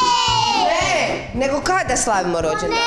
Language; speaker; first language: Croatian; native; Croatian